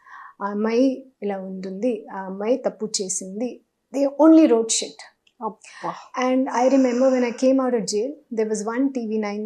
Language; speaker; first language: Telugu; non-native, local second language; Hindi